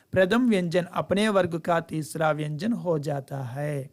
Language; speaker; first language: Hindi; non-native, local second language; Telugu